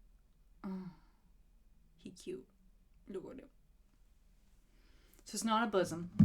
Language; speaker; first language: English; native; English